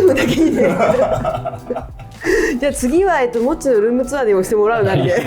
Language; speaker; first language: Japanese; native; Japanese